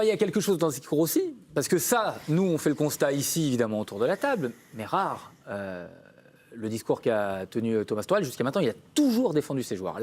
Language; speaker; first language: French; native; French